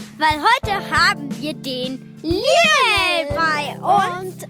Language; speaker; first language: German; native; German